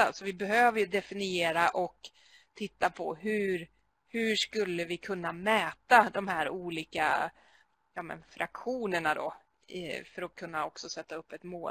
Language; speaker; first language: Swedish; native; Swedish